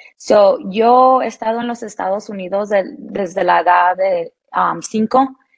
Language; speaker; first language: Spanish; early bilingual, heritage; Spanish